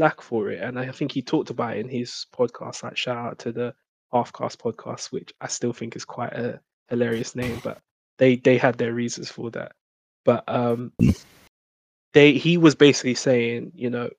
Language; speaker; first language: English; native; English